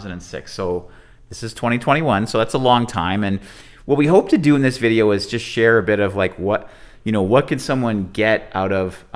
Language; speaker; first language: English; native; English